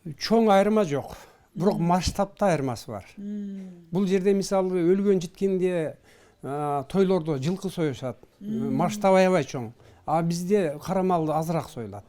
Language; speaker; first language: Kyrgyz; early bilingual, heritage; Kyrgyz